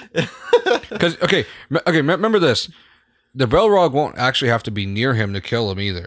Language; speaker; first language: English; native; English